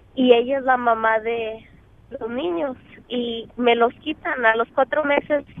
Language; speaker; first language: Spanish; native; Spanish